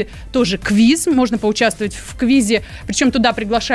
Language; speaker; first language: Russian; native; Russian